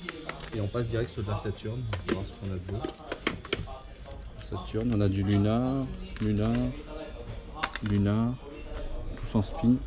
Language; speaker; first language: French; native; French